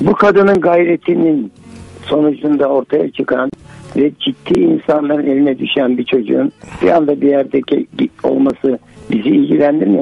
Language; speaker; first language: Turkish; native; Turkish